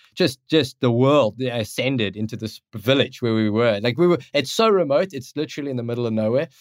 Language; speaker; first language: English; native; English